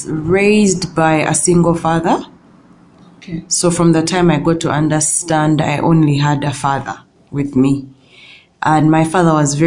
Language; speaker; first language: English; non-native, local second language; Ganda